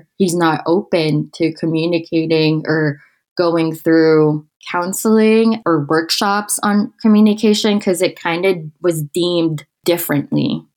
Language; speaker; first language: English; non-native, local second language; Filipino